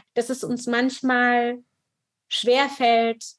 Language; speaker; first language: German; native; German